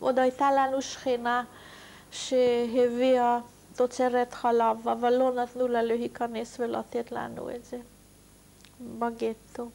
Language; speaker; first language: Hebrew; non-native, fluent; Hungarian